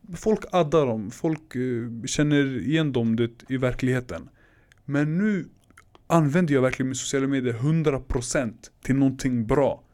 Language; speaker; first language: Swedish; early bilingual, other home language; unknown